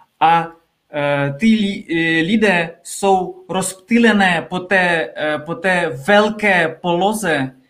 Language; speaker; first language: Czech; non-native, fluent; Russian